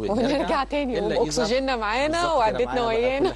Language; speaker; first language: Arabic; native; Arabic